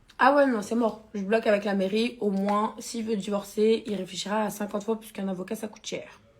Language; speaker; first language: French; native; French